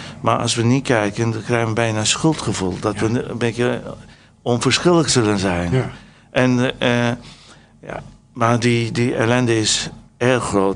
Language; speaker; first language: Dutch; non-native, fluent; Turkish